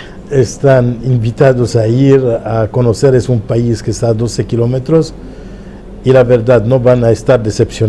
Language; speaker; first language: Spanish; non-native, fluent; Arabic